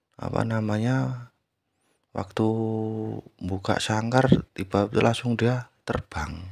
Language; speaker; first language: Indonesian; native; Indonesian